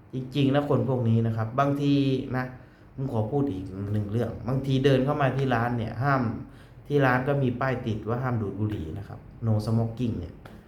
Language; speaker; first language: Thai; native; Thai